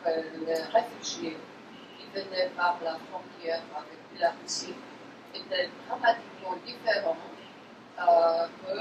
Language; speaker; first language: French; non-native, fluent; Polish